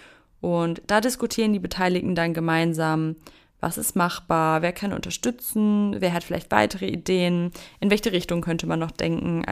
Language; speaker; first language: German; native; German